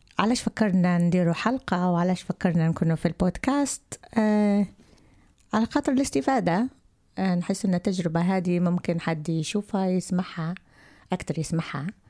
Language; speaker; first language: Arabic; native; Arabic